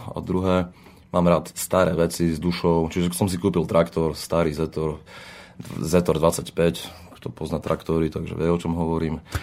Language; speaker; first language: Slovak; native; Slovak